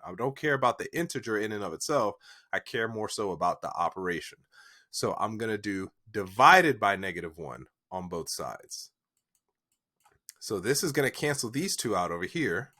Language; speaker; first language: English; native; English